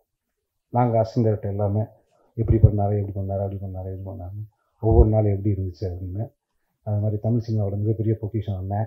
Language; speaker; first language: Tamil; native; Tamil